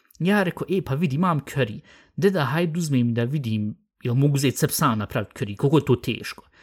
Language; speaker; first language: Bosnian; early bilingual, heritage; Bosnian